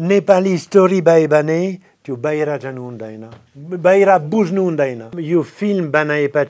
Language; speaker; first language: Nepali; non-native, fluent; French